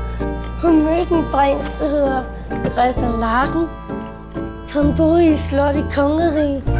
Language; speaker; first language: Danish; non-native, learner; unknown